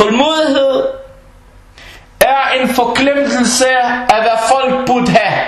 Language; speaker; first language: Danish; early bilingual, other home language; Arabic